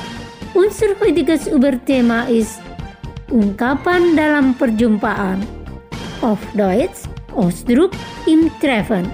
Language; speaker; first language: German; non-native, fluent; Indonesian